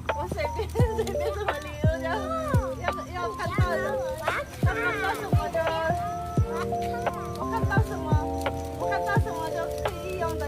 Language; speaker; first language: Chinese; non-native, learner; Filipino